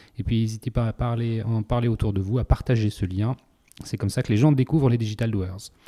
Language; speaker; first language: French; native; French